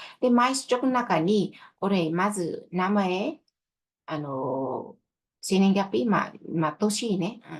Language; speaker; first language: Japanese; non-native, fluent; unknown